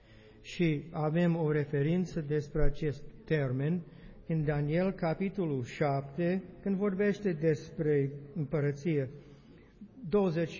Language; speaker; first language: Romanian; non-native, learner; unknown